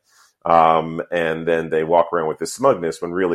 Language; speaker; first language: English; native; English